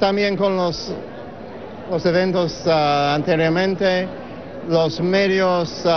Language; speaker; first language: Spanish; non-native, fluent; English